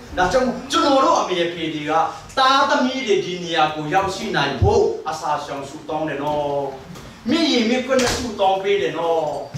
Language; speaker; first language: Burmese; non-native, local second language; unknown